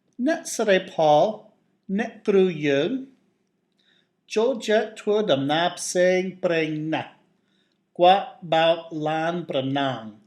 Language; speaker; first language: Khmer; non-native, fluent; English